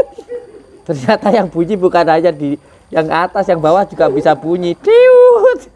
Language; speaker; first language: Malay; non-native, local second language; Javanese